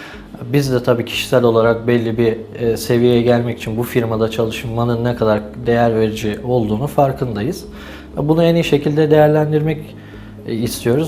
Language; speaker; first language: Turkish; native; Turkish